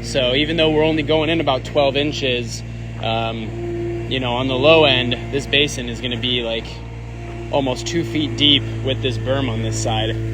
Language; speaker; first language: English; native; English